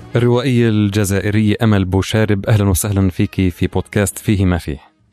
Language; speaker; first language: Arabic; native; Arabic